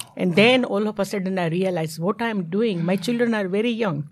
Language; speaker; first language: English; non-native, local second language; Gujarati